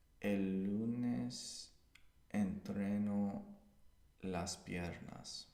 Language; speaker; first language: Spanish; non-native, learner; English